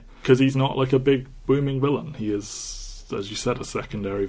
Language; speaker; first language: English; native; English